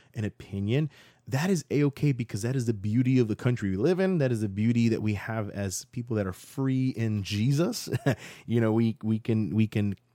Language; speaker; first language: English; native; English